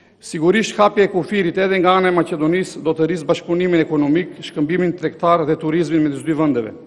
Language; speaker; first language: Albanian; non-native, local second language; Macedonian